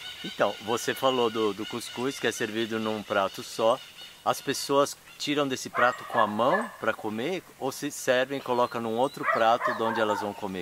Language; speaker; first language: Portuguese; native; Portuguese